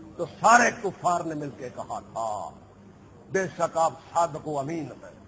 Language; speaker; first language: Urdu; non-native, local second language; Punjabi